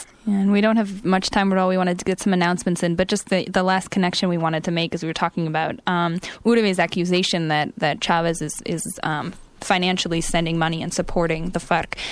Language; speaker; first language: English; native; English